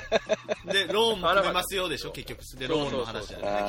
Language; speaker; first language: Japanese; native; Japanese